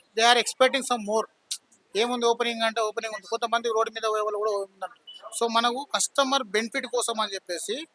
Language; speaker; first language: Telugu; native; Telugu